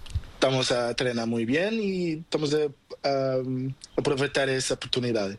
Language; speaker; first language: Spanish; non-native, learner; Portuguese